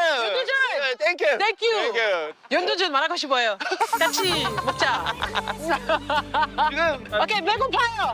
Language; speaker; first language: Korean; non-native, learner; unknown